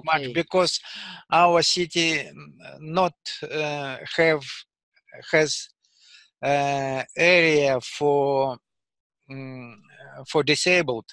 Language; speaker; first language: English; non-native, learner; Russian